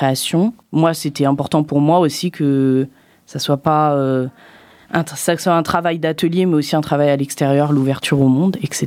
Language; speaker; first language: French; native; French